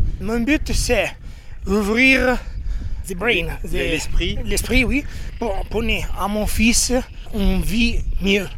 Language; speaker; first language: French; non-native, learner; Italian